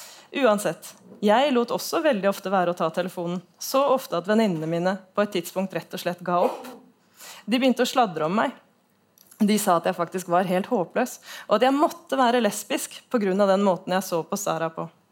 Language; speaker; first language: Norwegian; native; Norwegian